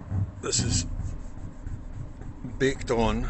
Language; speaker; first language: English; native; English